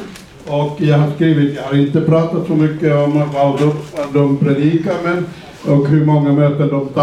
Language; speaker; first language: Swedish; non-native, fluent; Finnish